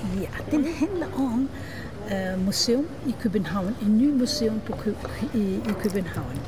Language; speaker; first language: Danish; non-native, learner; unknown